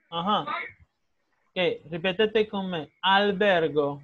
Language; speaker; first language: Italian; non-native, fluent; Spanish